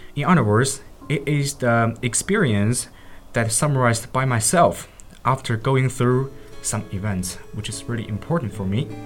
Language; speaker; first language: English; non-native, fluent; Chinese